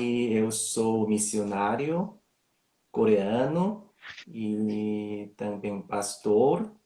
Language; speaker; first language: Portuguese; non-native, learner; Korean